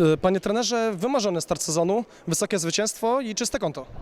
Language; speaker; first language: Polish; native; Polish